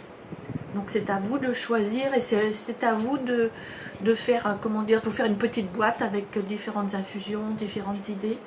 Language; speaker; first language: French; native; French